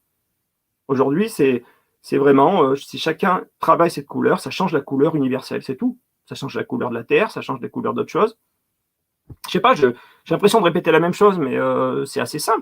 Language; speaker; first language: French; native; French